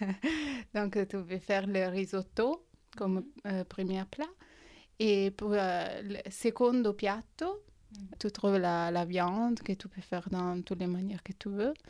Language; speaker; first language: French; non-native, fluent; Italian